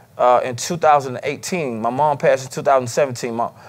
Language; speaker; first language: English; native; English